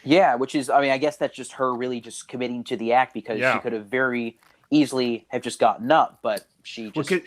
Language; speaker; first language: English; native; English